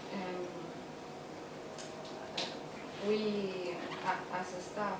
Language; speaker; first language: English; non-native, learner; Spanish